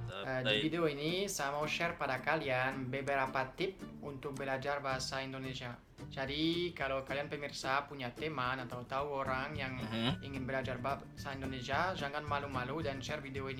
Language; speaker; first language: Indonesian; non-native, fluent; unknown